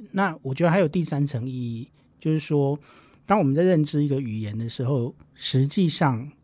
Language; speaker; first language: Chinese; non-native, local second language; Min Nan Chinese